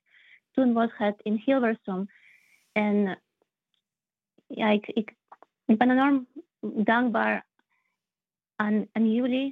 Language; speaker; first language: Dutch; non-native, fluent; Russian